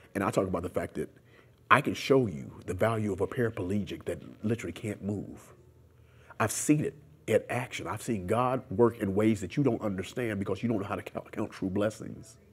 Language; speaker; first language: English; native; English